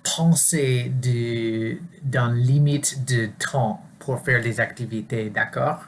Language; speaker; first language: French; non-native, fluent; English